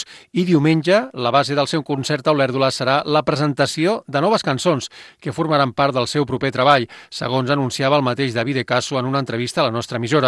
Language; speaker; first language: Catalan; native; Catalan